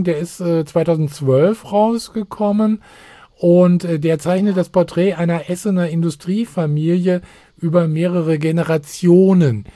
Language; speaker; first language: German; native; German